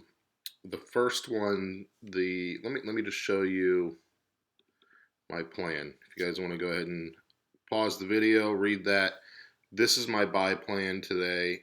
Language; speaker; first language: English; native; English